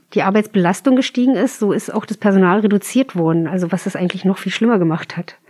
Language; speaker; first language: German; native; German